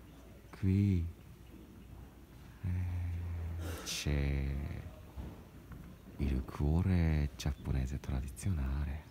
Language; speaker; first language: Italian; non-native, learner; Japanese